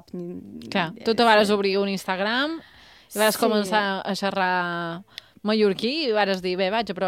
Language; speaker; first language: Catalan; native; Catalan